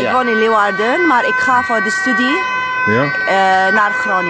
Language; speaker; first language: Dutch; non-native, learner; Arabic